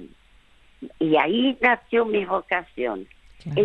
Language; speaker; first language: Spanish; early bilingual, other home language; French